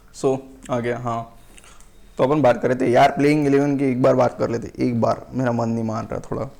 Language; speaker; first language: Hindi; non-native, local second language; Marathi